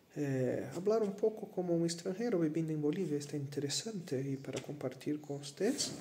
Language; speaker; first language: Spanish; non-native, fluent; Portuguese